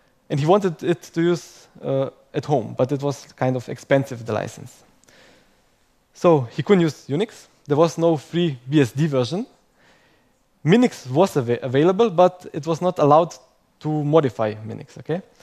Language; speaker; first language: English; non-native, fluent; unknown